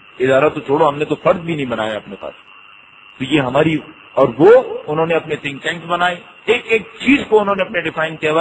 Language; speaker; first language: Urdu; native; Urdu